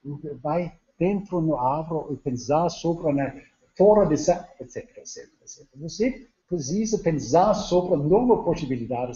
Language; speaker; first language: Portuguese; non-native, learner; Danish